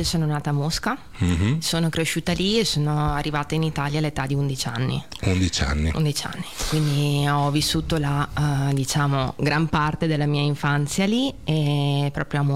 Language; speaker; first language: Italian; early bilingual, other home language; Russian